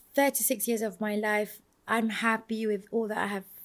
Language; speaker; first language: English; non-native, local second language; Malay